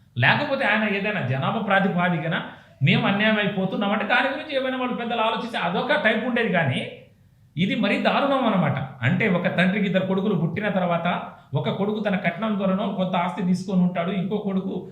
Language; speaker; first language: Telugu; non-native, local second language; Lambadi